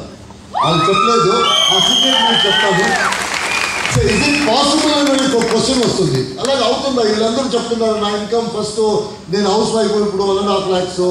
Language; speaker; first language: Telugu; non-native, local second language; Tulu